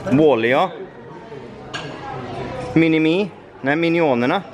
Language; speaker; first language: Swedish; native; Swedish